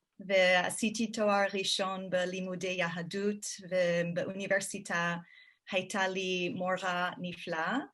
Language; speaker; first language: Hebrew; non-native, fluent; English